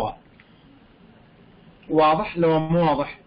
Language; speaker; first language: Arabic; native; Arabic